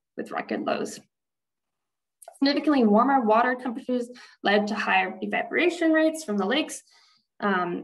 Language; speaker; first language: English; native; English